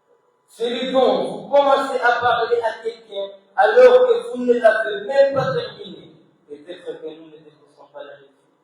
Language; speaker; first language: French; non-native, local second language; Comorian